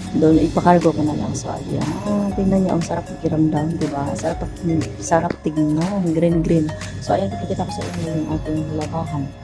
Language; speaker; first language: Filipino; non-native, local second language; Cebuano